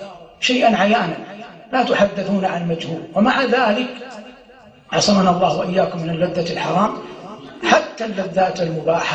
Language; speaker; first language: Arabic; native; Arabic